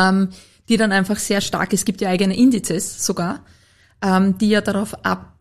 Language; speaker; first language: German; native; German